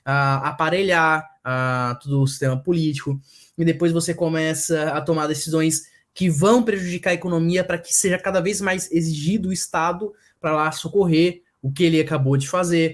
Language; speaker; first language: Portuguese; native; Portuguese